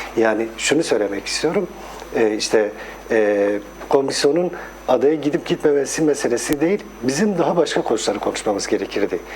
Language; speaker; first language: Turkish; non-native, local second language; Kurdish